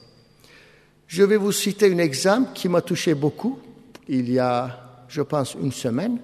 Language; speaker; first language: French; non-native, fluent; Turkish